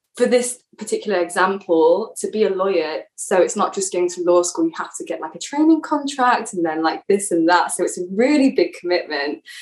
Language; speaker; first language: English; native; English